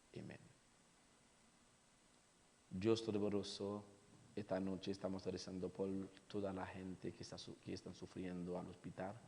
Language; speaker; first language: Spanish; non-native, learner; Haitian Creole